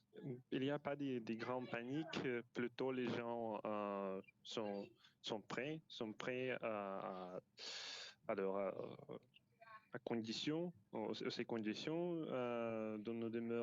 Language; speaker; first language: French; non-native, fluent; Ukrainian